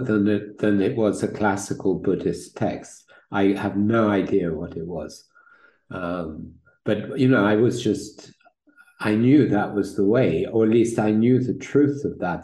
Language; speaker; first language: English; native; English